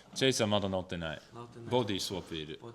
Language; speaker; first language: Japanese; non-native, learner; English